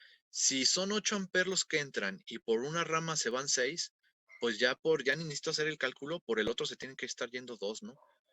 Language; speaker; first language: Spanish; native; Spanish